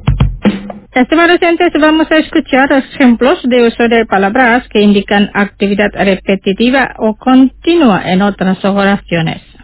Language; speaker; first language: Spanish; non-native, fluent; Indonesian